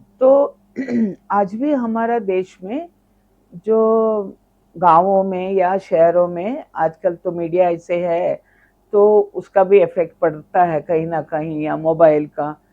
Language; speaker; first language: Hindi; non-native, local second language; Kannada